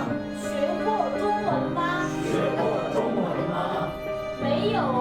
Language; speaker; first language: Chinese; non-native, learner; Tibetan